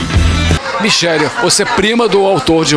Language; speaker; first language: Portuguese; native; Portuguese